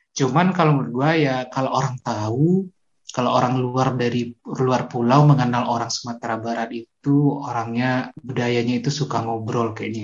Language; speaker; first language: Indonesian; non-native, local second language; Minangkabau